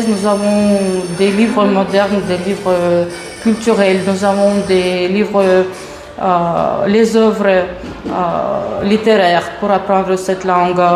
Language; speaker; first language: French; non-native, fluent; Russian